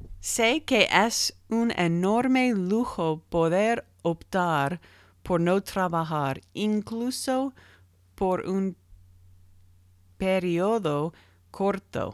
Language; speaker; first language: Spanish; non-native, learner; English